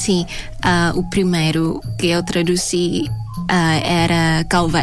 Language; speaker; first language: Portuguese; non-native, fluent; Thai